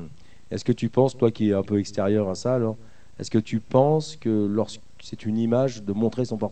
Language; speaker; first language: French; native; French